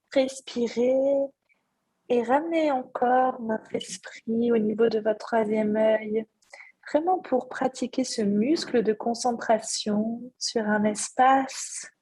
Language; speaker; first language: French; native; French